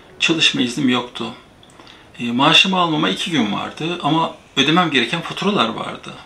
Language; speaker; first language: Turkish; native; Turkish